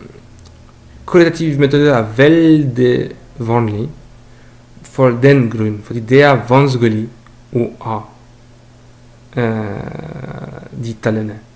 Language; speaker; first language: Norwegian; non-native, fluent; French